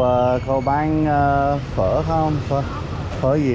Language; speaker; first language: Vietnamese; non-native, learner; English